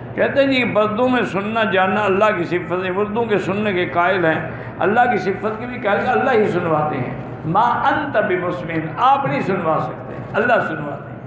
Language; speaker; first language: Urdu; native; Urdu